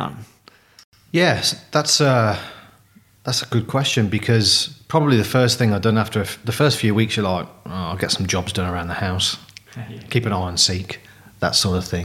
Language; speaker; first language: English; native; English